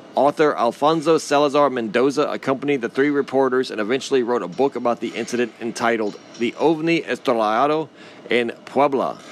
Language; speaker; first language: English; native; English